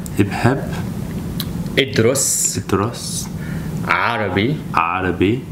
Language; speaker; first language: Arabic; non-native, learner; English